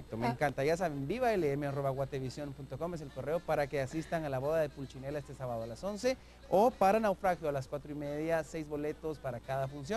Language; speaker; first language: Spanish; native; Spanish